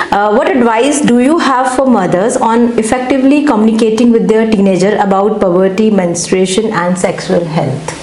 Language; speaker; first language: Hindi; native; Hindi